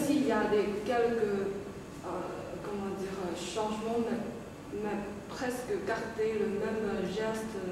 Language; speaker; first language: French; non-native, learner; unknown